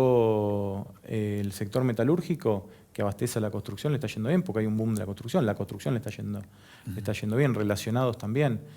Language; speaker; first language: Spanish; native; Spanish